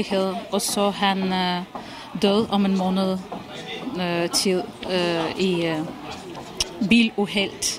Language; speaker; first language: Danish; non-native, fluent; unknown